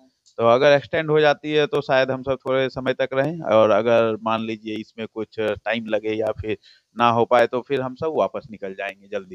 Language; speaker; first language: Hindi; native; Hindi